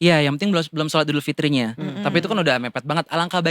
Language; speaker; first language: Indonesian; native; Indonesian